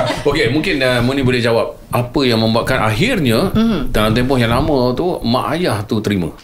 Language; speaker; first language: Malay; native; Malay